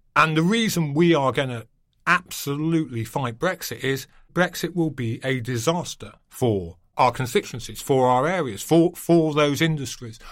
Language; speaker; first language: English; native; English